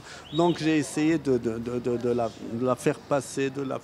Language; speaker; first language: French; non-native, local second language; Arabic